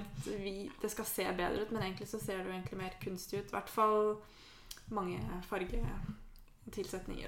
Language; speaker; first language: Norwegian; native; Norwegian